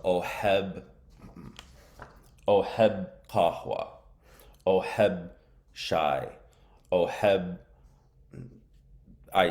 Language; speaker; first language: Arabic; non-native, learner; English